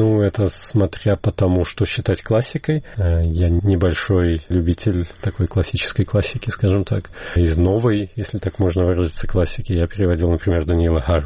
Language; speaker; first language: Russian; native; Russian